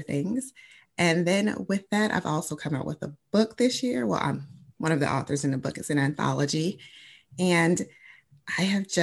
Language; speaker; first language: English; native; English